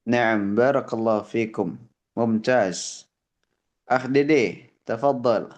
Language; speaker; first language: Arabic; non-native, fluent; Indonesian